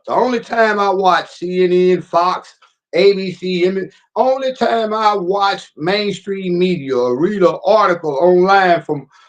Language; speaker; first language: English; native; English